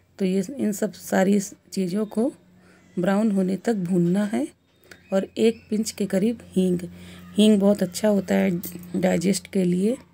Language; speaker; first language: Hindi; native; Hindi